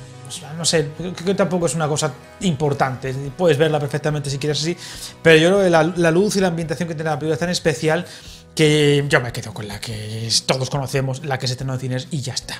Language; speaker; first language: Spanish; native; Spanish